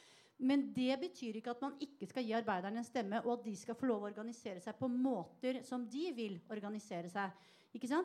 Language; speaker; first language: Norwegian; native; Norwegian